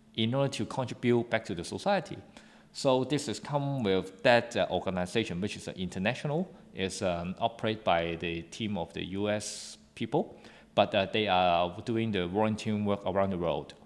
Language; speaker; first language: English; non-native, local second language; Cantonese